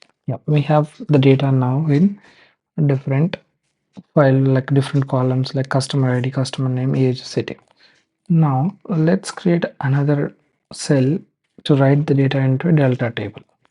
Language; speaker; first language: English; non-native, local second language; Telugu